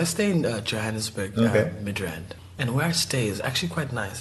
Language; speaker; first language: English; non-native, local second language; Southern Sotho